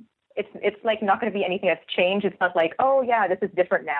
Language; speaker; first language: English; non-native, local second language; Filipino